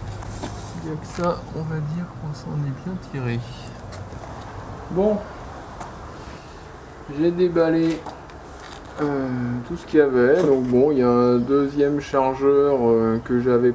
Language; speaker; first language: French; native; French